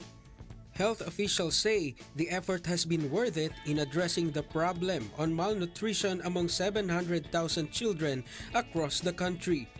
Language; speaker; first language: English; non-native, local second language; Filipino